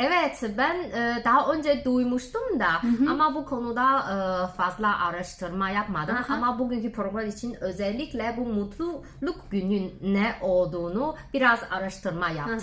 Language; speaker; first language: Turkish; non-native, learner; Chinese